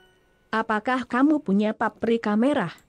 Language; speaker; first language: Indonesian; non-native, learner; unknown